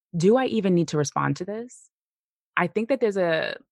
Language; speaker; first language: English; native; English